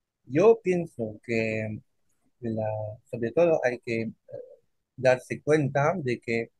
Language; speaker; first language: Spanish; non-native, fluent; French